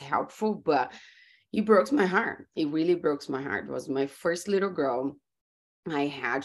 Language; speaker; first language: English; non-native, fluent; Portuguese